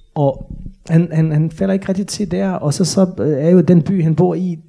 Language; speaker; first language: Danish; non-native, fluent; Bosnian